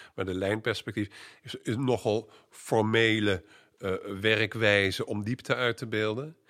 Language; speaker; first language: Dutch; native; Dutch